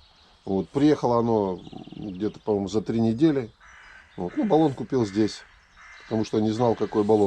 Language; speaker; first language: Russian; native; Russian